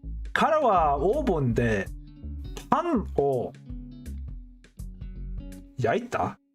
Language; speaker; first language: Japanese; non-native, learner; English